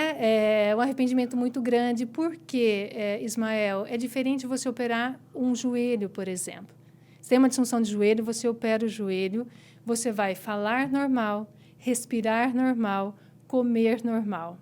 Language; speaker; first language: Portuguese; native; Portuguese